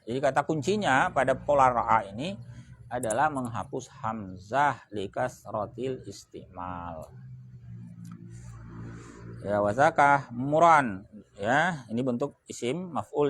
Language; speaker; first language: Indonesian; native; Indonesian